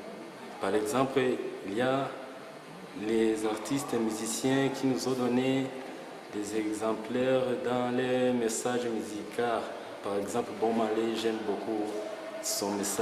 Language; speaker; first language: French; non-native, local second language; Kinyarwanda